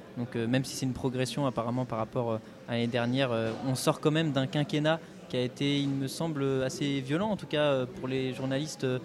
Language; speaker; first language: French; native; French